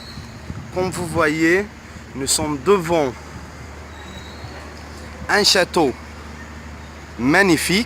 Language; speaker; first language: French; non-native, fluent; Arabic